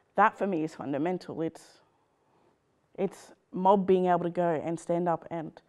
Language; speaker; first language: English; native; English